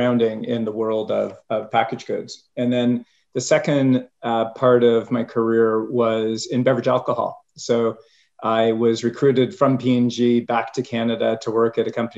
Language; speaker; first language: English; native; English